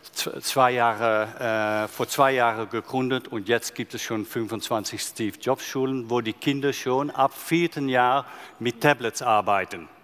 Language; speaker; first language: German; non-native, fluent; Dutch